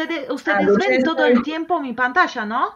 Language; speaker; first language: Spanish; non-native, fluent; Polish